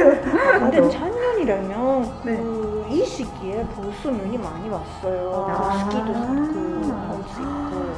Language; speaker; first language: Korean; non-native, fluent; Japanese